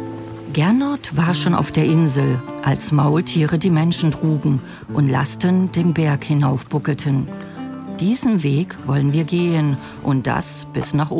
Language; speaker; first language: German; native; German